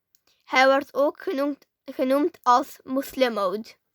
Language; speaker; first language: Dutch; early bilingual, other home language; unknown